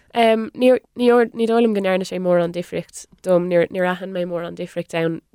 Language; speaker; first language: Irish; non-native, local second language; English